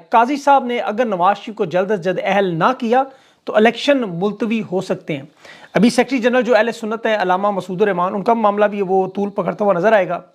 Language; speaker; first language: Urdu; native; Urdu